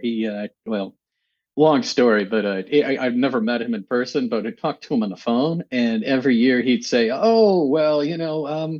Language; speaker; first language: English; native; English